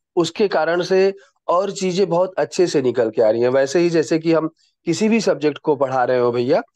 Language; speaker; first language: Hindi; native; Hindi